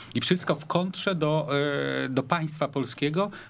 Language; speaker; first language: Polish; native; Polish